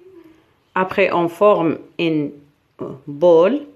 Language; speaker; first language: French; non-native, local second language; Arabic